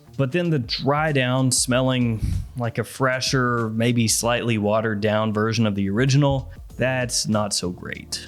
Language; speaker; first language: English; native; English